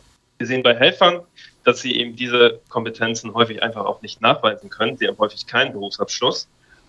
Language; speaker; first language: German; native; German